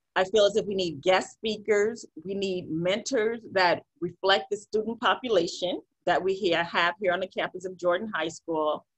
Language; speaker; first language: English; native; English